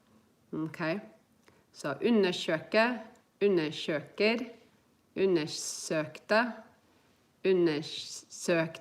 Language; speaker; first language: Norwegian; non-native, fluent; English